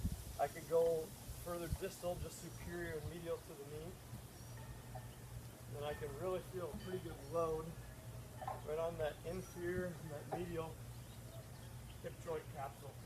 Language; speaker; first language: English; native; English